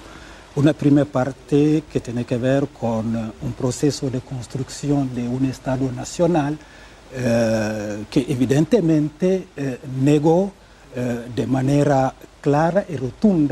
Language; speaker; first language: Spanish; non-native, fluent; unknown